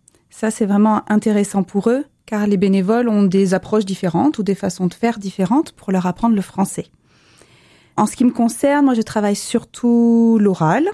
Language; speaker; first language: French; native; French